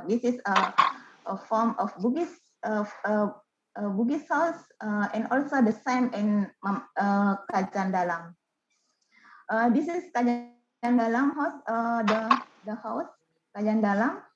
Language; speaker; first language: English; non-native, learner; Indonesian